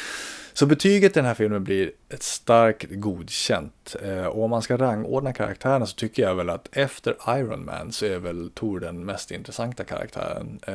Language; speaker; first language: Swedish; native; Swedish